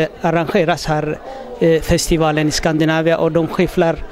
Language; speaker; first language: Swedish; non-native, fluent; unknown